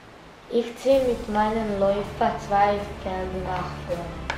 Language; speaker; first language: German; non-native, learner; Croatian